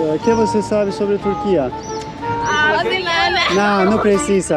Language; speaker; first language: Portuguese; non-native, learner; Turkish